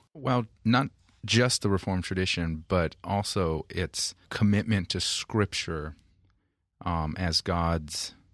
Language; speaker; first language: English; native; English